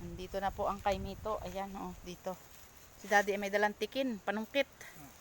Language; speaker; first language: Filipino; native; Filipino